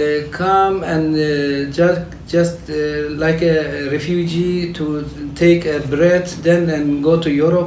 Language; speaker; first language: English; non-native, fluent; Turkish